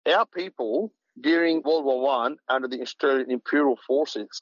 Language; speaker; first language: English; non-native, local second language; Punjabi